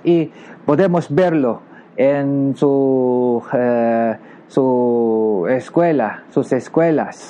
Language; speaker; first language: Spanish; non-native, learner; Filipino